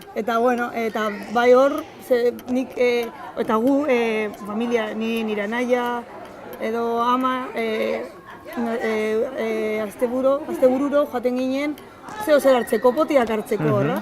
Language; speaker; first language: Basque; non-native, learner; Spanish